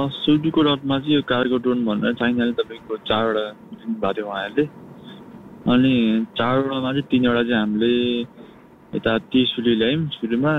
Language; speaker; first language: Nepali; native; Nepali